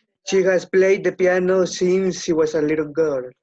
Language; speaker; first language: English; non-native, learner; Spanish